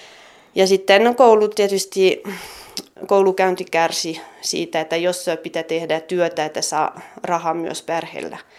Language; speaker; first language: Finnish; non-native, fluent; French